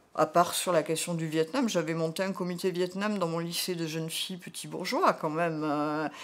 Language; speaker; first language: French; native; French